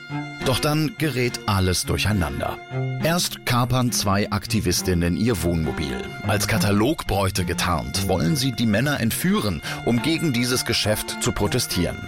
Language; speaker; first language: German; native; German